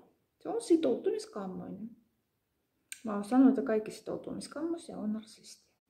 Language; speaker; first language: Finnish; non-native, fluent; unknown